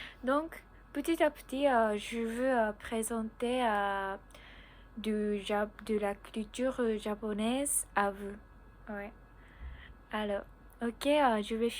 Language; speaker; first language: French; non-native, learner; Japanese